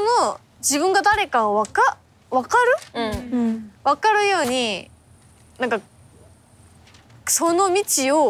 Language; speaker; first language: Japanese; non-native, fluent; Korean